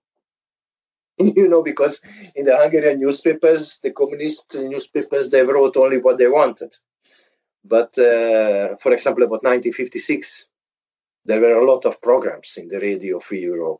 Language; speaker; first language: English; early bilingual, other home language; Hungarian